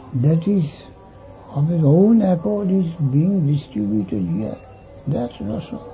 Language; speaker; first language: English; non-native, local second language; Bangla